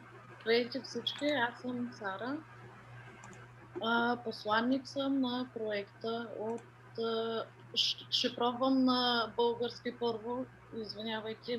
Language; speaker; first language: Bulgarian; early bilingual, heritage; Danish